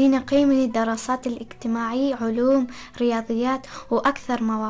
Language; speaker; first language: Arabic; non-native, learner; Persian